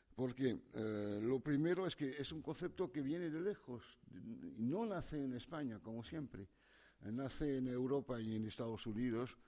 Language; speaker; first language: Spanish; non-native, fluent; French